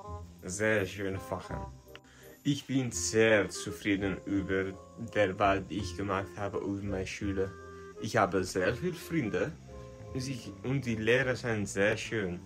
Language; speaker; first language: German; non-native, learner; Dutch